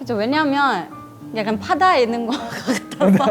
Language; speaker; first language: Korean; non-native, fluent; Thai